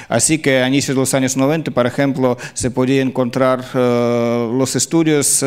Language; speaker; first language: Spanish; non-native, fluent; Russian